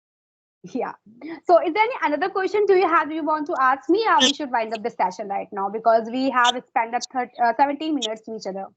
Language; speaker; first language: English; non-native, fluent; Hindi